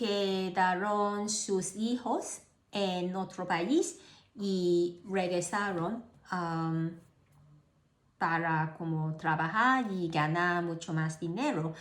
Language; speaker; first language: Spanish; non-native, learner; Cantonese